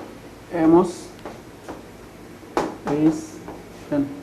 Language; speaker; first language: Spanish; non-native, fluent; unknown